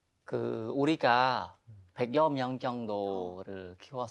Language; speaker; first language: Korean; non-native, fluent; Khmer